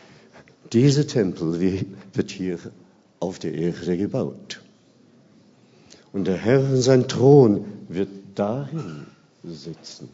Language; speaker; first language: German; non-native, fluent; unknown